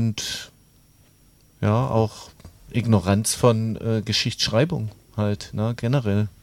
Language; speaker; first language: German; native; German